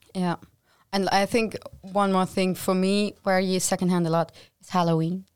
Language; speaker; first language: English; non-native, fluent; German